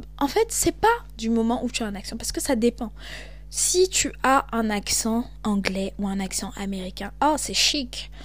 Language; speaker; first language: French; native; French